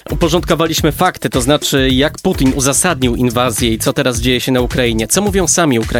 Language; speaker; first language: Polish; native; Polish